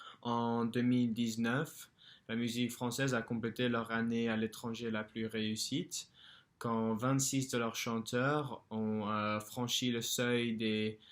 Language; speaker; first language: French; non-native, fluent; English